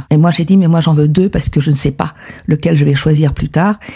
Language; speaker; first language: French; non-native, fluent; Spanish